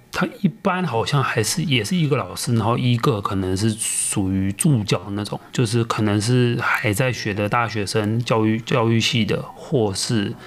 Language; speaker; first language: Chinese; native; Chinese